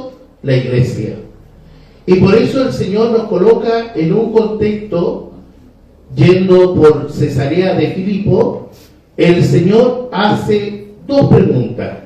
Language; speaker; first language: Spanish; native; Spanish